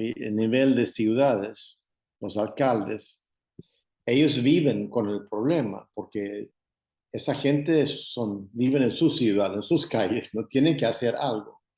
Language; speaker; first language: Spanish; non-native, fluent; Swedish